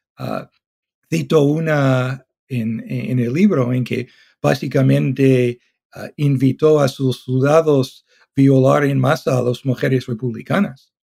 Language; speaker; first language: Spanish; non-native, fluent; English